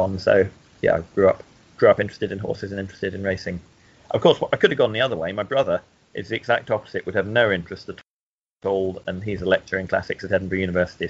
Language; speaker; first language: English; native; English